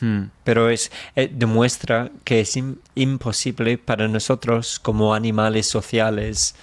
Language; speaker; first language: Spanish; non-native, fluent; English